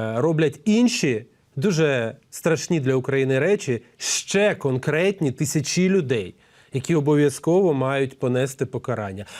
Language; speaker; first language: Ukrainian; native; Ukrainian